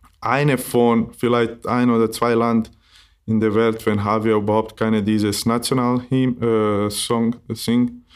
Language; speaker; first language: German; non-native, learner; Bosnian